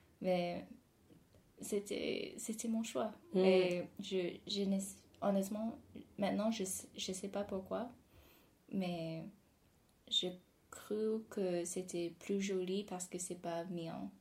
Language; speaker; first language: French; non-native, fluent; English